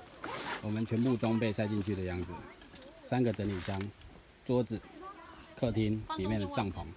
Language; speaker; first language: Chinese; native; Chinese